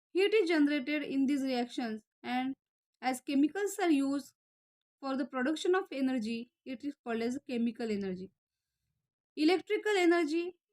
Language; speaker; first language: English; non-native, local second language; Marathi